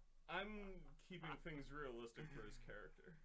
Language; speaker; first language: English; native; English